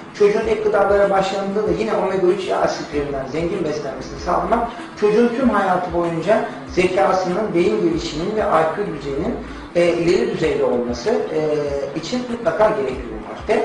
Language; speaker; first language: Turkish; native; Turkish